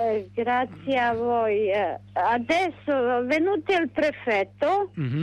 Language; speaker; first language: Italian; non-native, local second language; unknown